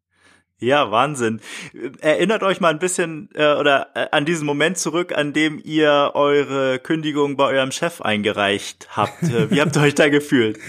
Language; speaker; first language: German; native; German